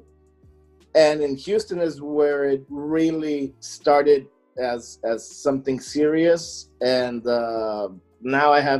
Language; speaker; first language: English; native; English